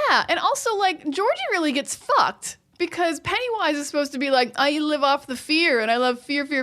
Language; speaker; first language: English; native; English